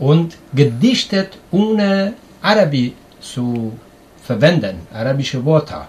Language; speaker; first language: German; non-native, learner; Persian